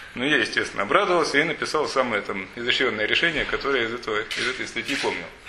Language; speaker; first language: Russian; native; Russian